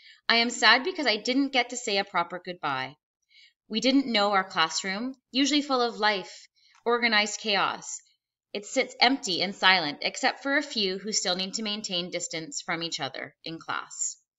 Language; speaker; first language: English; native; English